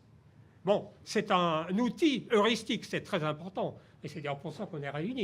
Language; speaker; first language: French; native; French